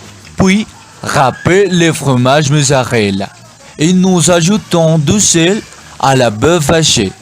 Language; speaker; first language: French; non-native, learner; Spanish